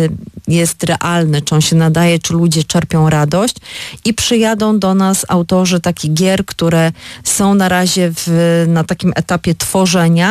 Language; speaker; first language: Polish; native; Polish